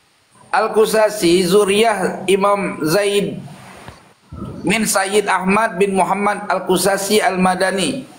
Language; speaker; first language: Arabic; non-native, learner; Indonesian